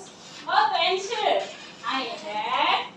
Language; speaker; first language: English; non-native, learner; Indonesian